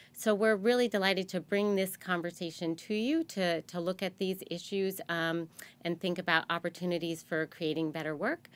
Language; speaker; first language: English; native; English